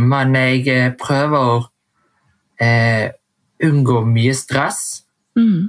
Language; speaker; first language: Norwegian; early bilingual, heritage; Vietnamese